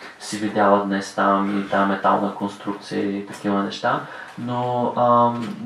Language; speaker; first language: Bulgarian; native; Bulgarian